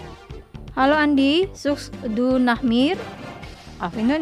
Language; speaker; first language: German; non-native, fluent; Indonesian